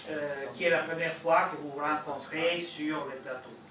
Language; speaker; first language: French; non-native, fluent; Italian